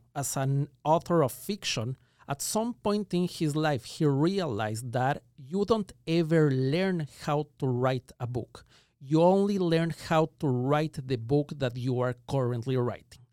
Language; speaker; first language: English; non-native, fluent; Spanish